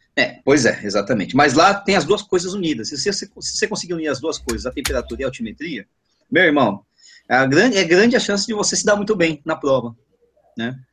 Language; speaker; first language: Portuguese; native; Portuguese